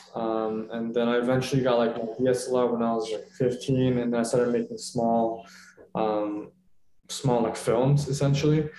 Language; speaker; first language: English; early bilingual, other home language; Korean